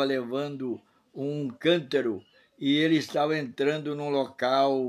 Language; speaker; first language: Portuguese; native; Portuguese